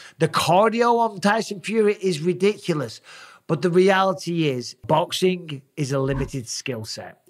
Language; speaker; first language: English; native; English